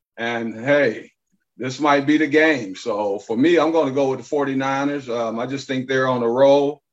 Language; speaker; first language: English; native; English